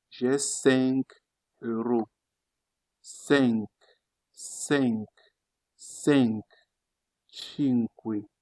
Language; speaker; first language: French; non-native, fluent; Italian